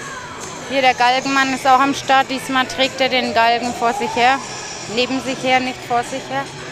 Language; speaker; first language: German; native; German